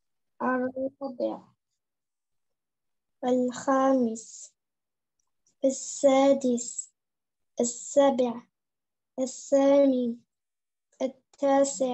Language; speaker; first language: Arabic; non-native, learner; German